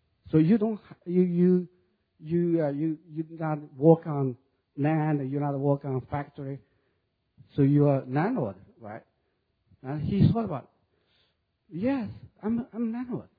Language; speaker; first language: English; non-native, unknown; Chinese